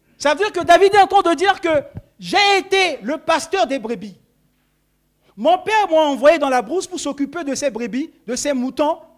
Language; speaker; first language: French; non-native, local second language; Sango